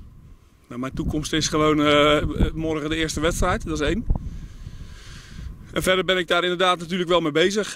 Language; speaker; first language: Dutch; native; Dutch